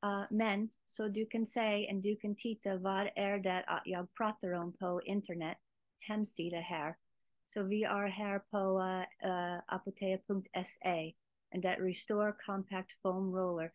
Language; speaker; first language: Swedish; non-native, learner; English